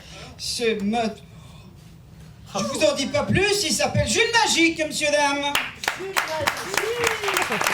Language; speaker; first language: French; native; French